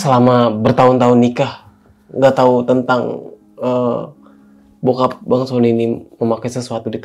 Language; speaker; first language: Indonesian; native; Indonesian